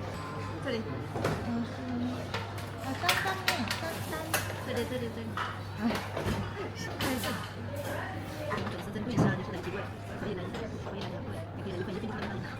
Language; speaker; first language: Chinese; non-native, fluent; Korean